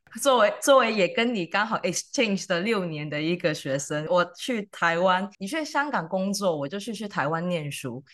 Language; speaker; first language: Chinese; non-native, local second language; Cantonese